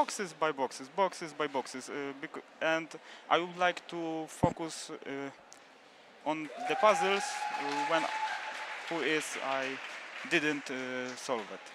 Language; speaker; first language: English; non-native, learner; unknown